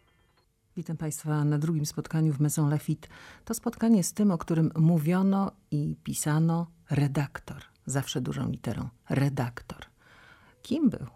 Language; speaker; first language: Polish; native; Polish